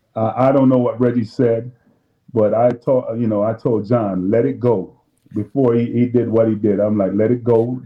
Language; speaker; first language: English; native; English